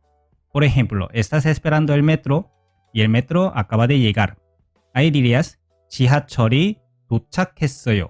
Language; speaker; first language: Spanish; non-native, fluent; Korean